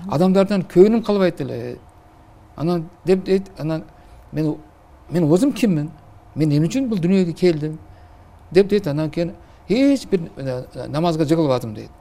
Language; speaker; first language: Kyrgyz; non-native, local second language; Uzbek